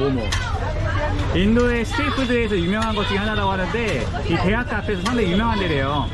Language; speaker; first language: Korean; native; Korean